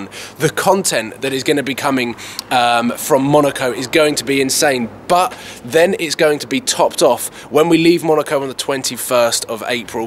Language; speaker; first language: English; native; English